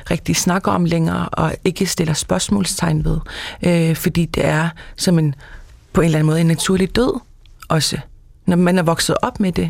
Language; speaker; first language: Danish; non-native, local second language; Kalaallisut